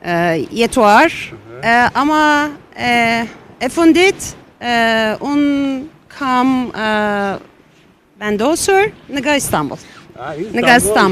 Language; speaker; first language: Albanian; non-native, learner; Turkish